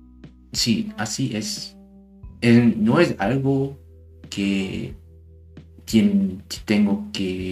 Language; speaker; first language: Spanish; non-native, learner; German